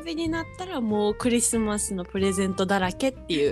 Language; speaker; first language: Japanese; early bilingual, heritage; Japanese